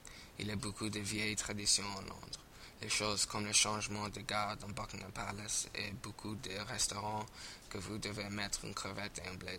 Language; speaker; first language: French; non-native, learner; English